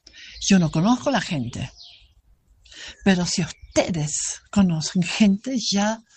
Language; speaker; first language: Spanish; non-native, fluent; German